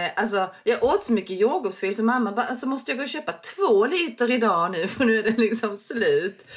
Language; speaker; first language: Swedish; early bilingual, other home language; Korean